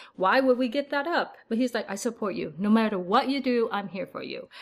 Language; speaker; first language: English; early bilingual, other home language; Vietnamese